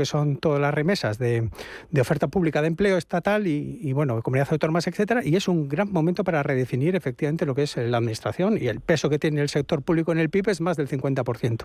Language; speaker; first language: Spanish; native; Spanish